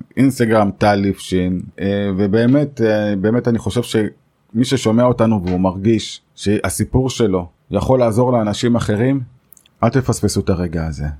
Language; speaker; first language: Hebrew; native; Hebrew